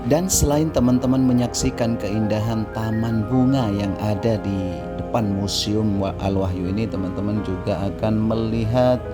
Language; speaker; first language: Indonesian; native; Indonesian